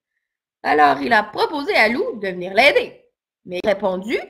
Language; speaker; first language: French; native; French